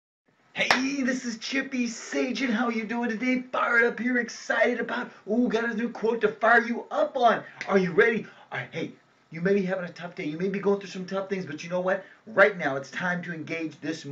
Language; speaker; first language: English; native; English